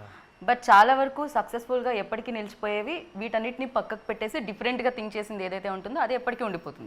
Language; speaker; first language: Telugu; native; Telugu